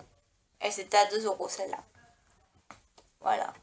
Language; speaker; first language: French; native; French